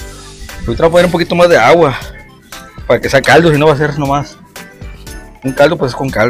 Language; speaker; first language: Spanish; native; Spanish